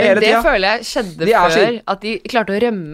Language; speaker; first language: Norwegian; native; Norwegian